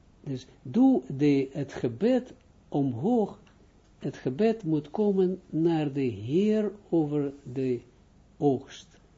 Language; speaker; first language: Dutch; non-native, fluent; Hebrew